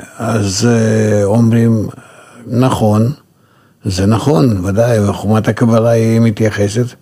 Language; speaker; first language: Hebrew; non-native, fluent; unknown